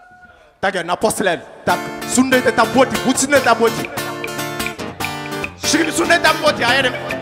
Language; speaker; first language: Czech; non-native, learner; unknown